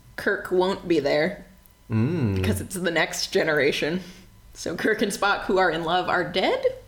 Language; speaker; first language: English; native; English